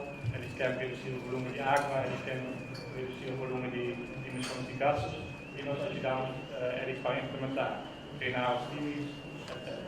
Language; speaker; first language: Portuguese; non-native, fluent; Dutch